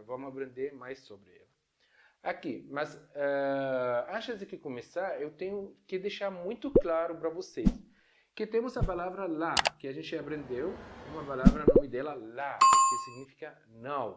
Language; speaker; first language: Portuguese; non-native, fluent; Arabic